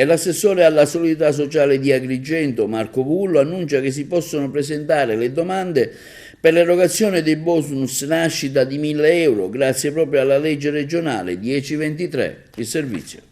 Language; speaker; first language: Italian; native; Italian